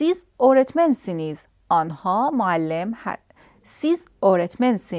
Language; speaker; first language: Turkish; non-native, fluent; Persian